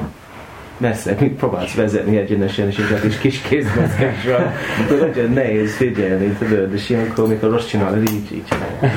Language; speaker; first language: Hungarian; non-native, learner; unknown